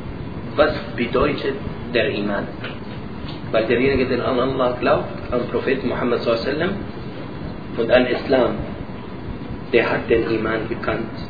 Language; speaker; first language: German; non-native, learner; Arabic